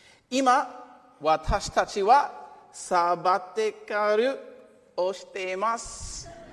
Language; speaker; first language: Japanese; non-native, learner; English